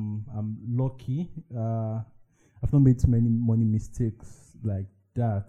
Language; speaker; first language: English; non-native, local second language; Yoruba